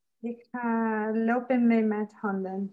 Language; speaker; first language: Dutch; non-native, learner; Spanish